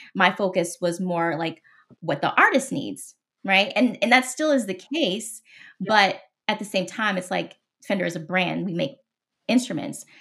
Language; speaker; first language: English; native; English